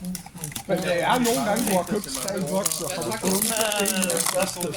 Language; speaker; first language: Danish; native; Danish